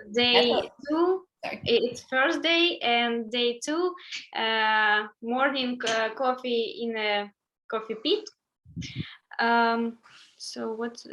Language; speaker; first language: English; non-native, learner; Ukrainian